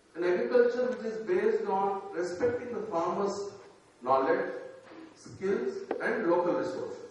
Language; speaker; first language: English; non-native, local second language; Telugu